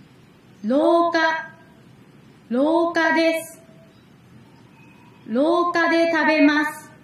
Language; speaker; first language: Japanese; non-native, learner; Indonesian